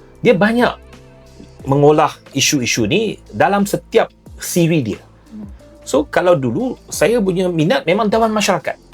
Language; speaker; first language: Malay; non-native, local second language; Chinese